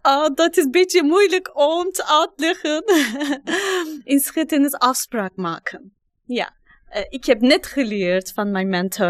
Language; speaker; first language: Dutch; non-native, learner; Turkish